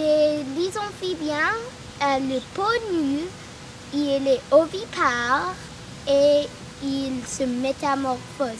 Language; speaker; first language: French; non-native, learner; English